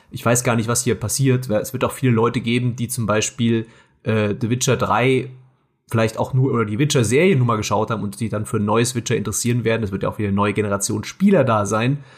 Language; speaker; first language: German; native; German